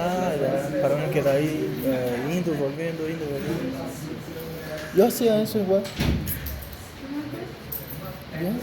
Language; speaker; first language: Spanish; non-native, learner; Portuguese